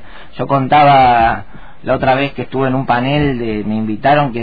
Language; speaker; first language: Spanish; native; Spanish